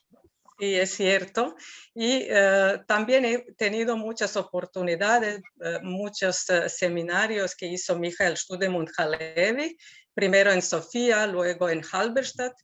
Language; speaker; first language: Spanish; non-native, fluent; Serbian